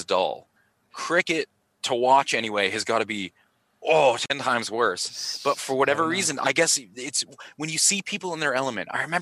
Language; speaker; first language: English; native; English